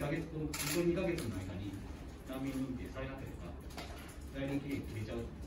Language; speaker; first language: Japanese; native; Japanese